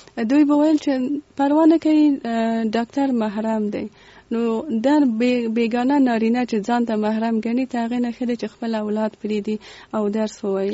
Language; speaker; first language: Pashto; non-native, local second language; Persian